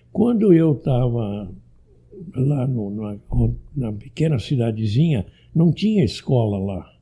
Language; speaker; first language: Portuguese; early bilingual, other home language; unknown